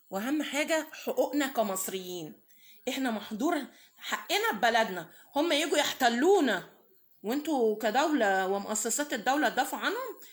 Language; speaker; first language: Egyptian Arabic; native; Egyptian Arabic